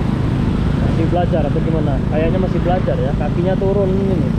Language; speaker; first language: Indonesian; native; Indonesian